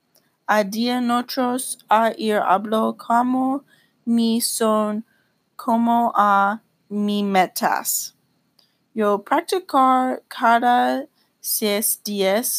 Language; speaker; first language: Spanish; non-native, learner; English